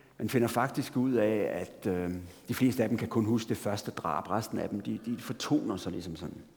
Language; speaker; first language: Danish; native; Danish